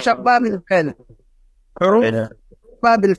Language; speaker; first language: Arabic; non-native, fluent; Urdu